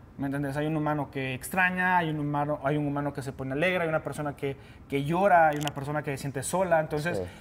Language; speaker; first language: Spanish; native; Spanish